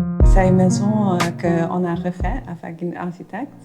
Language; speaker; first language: French; non-native, fluent; Dutch